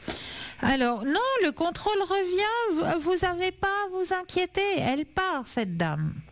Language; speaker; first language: French; native; French